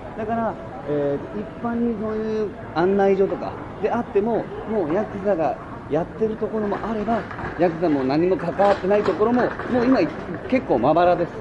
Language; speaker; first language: Japanese; native; Japanese